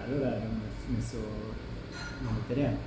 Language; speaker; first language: Italian; non-native, learner; Japanese